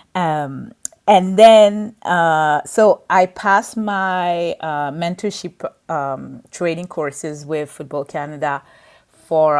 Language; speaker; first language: English; non-native, fluent; French